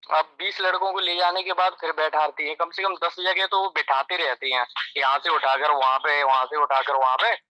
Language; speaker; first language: Hindi; native; Hindi